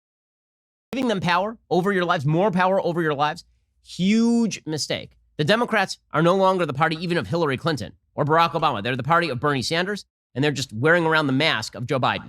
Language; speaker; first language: English; native; English